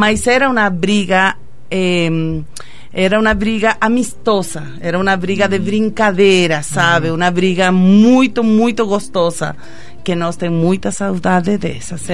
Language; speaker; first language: Portuguese; non-native, fluent; Spanish